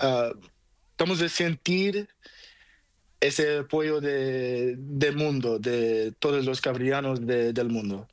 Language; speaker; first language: Spanish; non-native, learner; Portuguese